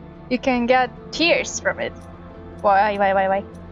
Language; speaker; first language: English; non-native, fluent; Russian